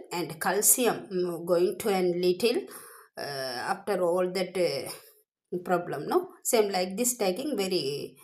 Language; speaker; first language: English; non-native, learner; Tamil